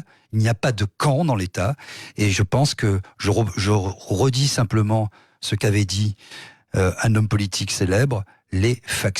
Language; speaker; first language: French; native; French